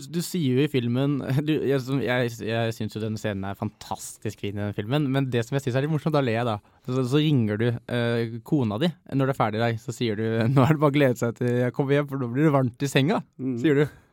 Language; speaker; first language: Norwegian; native; Norwegian